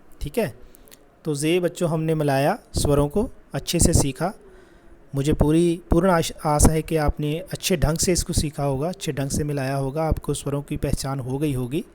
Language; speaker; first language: Hindi; non-native, local second language; Punjabi